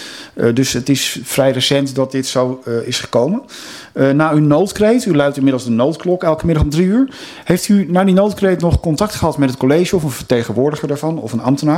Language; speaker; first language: Dutch; native; Dutch